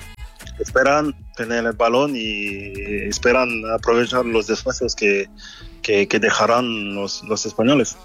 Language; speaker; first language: Spanish; non-native, fluent; French